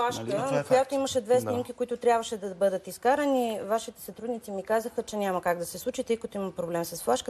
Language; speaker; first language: Bulgarian; native; Bulgarian